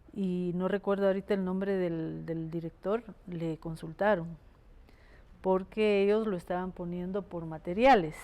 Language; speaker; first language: Spanish; native; Spanish